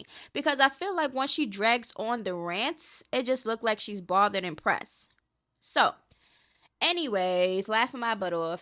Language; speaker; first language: English; native; English